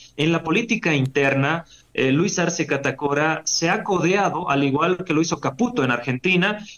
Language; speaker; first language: Spanish; native; Spanish